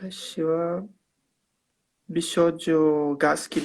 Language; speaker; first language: Japanese; non-native, learner; Russian